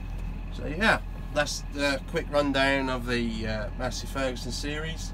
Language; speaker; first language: English; native; English